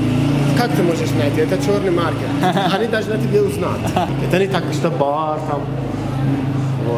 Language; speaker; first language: Russian; non-native, learner; Persian